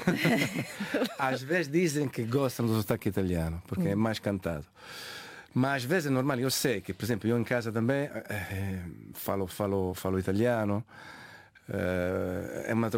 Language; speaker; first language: Portuguese; non-native, fluent; Italian